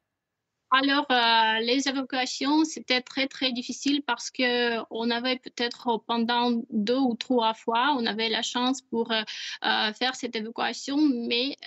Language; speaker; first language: French; non-native, fluent; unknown